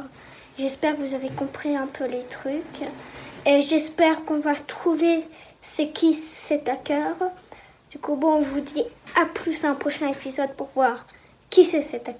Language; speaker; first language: French; native; French